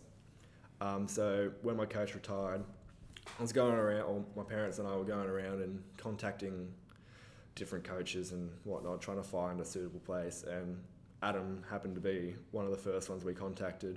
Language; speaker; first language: English; native; English